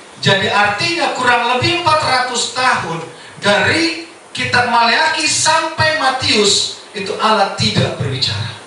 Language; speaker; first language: Indonesian; native; Indonesian